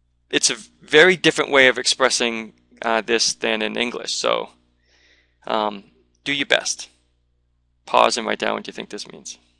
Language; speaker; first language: English; native; English